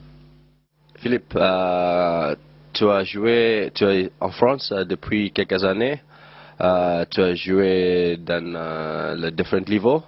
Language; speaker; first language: French; non-native, learner; Zulu